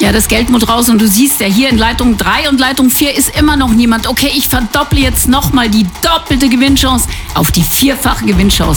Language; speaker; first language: German; native; German